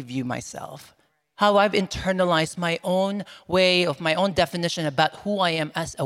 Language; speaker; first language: English; non-native, local second language; Filipino